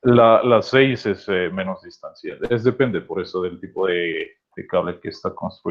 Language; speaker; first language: Spanish; native; Spanish